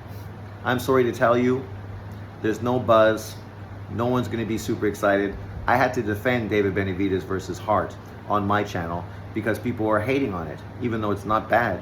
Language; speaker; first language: English; native; English